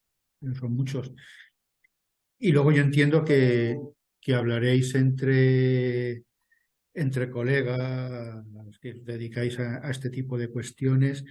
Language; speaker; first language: Spanish; native; Spanish